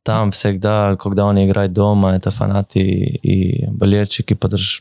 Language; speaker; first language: Russian; non-native, learner; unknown